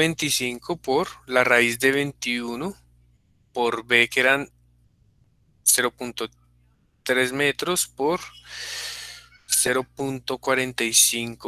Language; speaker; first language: Spanish; native; Spanish